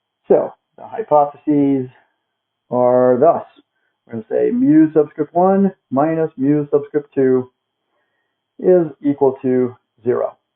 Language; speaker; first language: English; native; English